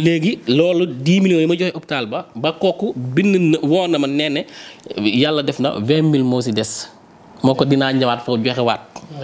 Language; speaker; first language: Wolof; non-native, local second language; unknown